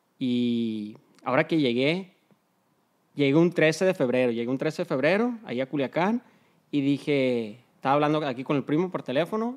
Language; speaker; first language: Spanish; early bilingual, heritage; Spanish